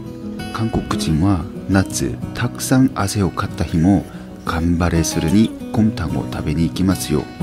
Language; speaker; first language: Japanese; non-native, learner; Korean